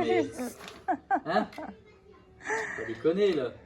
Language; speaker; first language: French; native; French